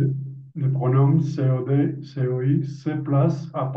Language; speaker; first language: French; non-native, learner; Spanish